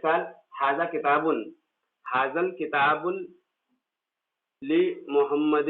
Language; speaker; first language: Arabic; non-native, fluent; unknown